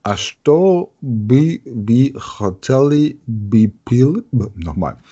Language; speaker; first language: Russian; non-native, learner; German